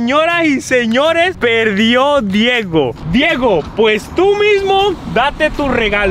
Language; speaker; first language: Spanish; native; Spanish